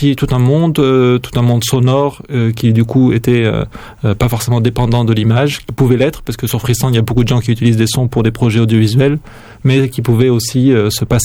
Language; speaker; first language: French; native; French